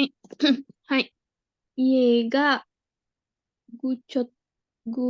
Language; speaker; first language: Japanese; non-native, learner; Indonesian